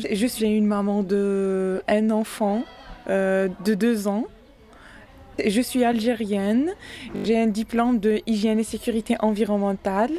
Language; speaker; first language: French; non-native, learner; Arabic